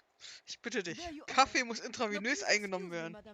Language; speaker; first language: German; native; German